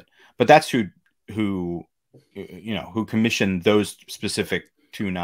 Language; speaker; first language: English; native; English